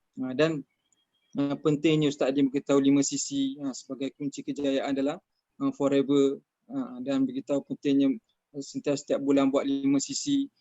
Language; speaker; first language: Malay; native; Malay